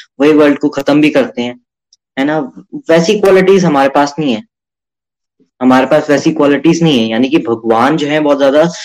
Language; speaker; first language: Hindi; native; Hindi